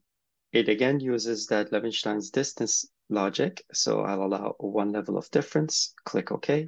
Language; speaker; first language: English; native; English